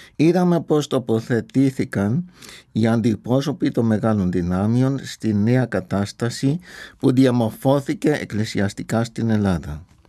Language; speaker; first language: Greek; non-native, fluent; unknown